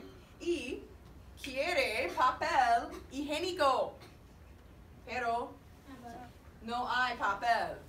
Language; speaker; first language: Spanish; non-native, fluent; English